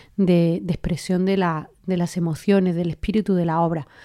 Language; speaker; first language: Spanish; native; Spanish